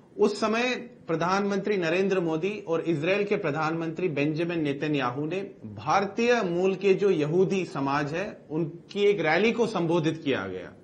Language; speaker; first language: Hindi; native; Hindi